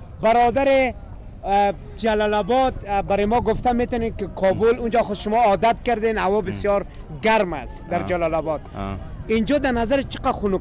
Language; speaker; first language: Persian; native; Persian